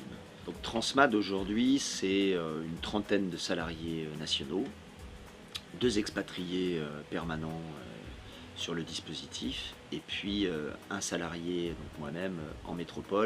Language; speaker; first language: French; native; French